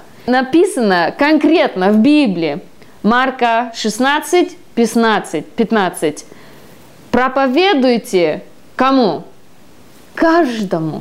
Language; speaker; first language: Russian; early bilingual, heritage; Russian